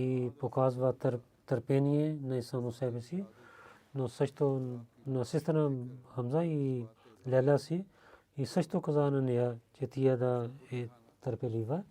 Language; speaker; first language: Bulgarian; non-native, learner; Urdu